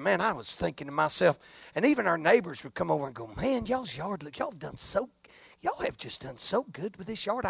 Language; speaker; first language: English; native; English